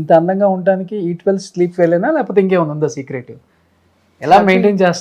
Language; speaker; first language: Telugu; native; Telugu